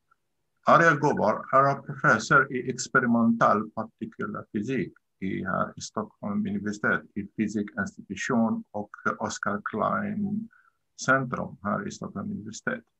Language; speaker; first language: Swedish; non-native, learner; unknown